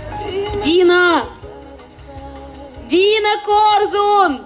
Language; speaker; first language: Russian; native; Russian